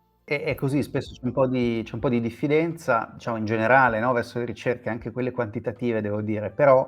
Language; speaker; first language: Italian; native; Italian